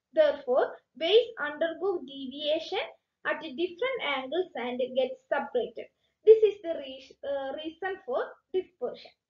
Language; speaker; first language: English; non-native, local second language; Malayalam